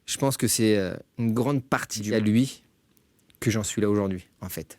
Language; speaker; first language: French; native; French